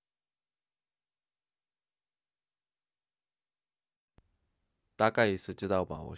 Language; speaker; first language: Chinese; non-native, learner; Korean